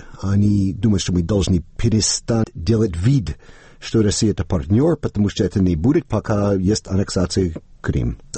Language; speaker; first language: Russian; non-native, fluent; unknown